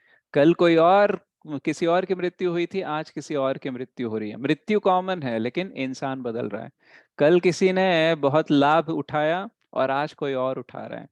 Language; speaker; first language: Hindi; native; Hindi